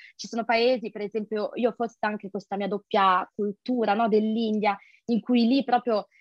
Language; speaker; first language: Italian; early bilingual, other home language; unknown